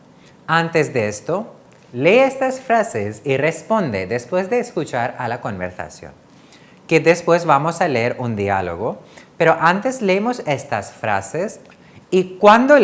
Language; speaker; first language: Spanish; non-native, fluent; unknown